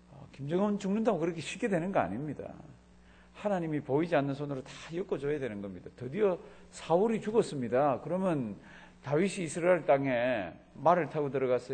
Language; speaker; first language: Korean; native; Korean